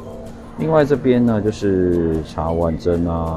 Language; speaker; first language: Chinese; native; Chinese